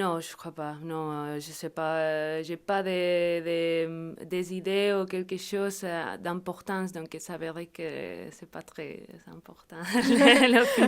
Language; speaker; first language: French; non-native, fluent; Spanish